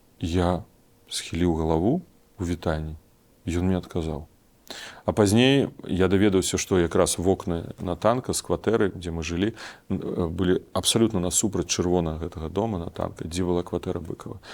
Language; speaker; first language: Belarusian; non-native, local second language; Russian